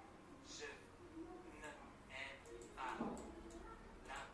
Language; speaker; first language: French; non-native, learner; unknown